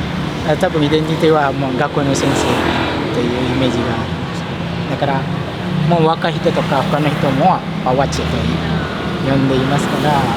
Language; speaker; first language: Japanese; non-native, fluent; Indonesian